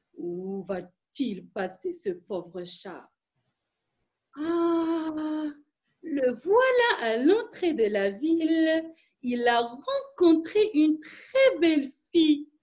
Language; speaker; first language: French; non-native, local second language; Arabic